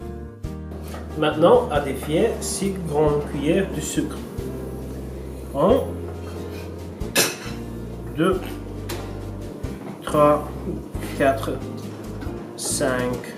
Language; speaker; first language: French; non-native, learner; Latvian